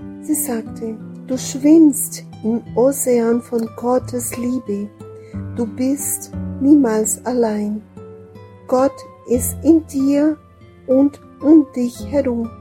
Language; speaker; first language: German; non-native, learner; Portuguese